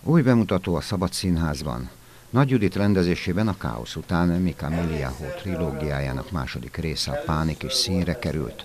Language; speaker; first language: Hungarian; native; Hungarian